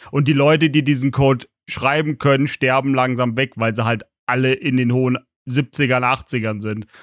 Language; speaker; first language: German; native; German